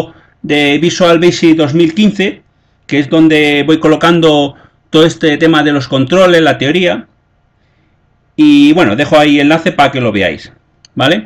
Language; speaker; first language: Spanish; native; Spanish